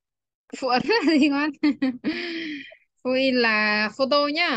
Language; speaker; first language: Chinese; non-native, fluent; Vietnamese